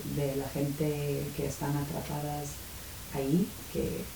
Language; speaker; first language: Spanish; non-native, fluent; English